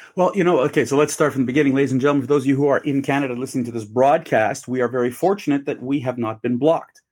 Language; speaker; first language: English; native; English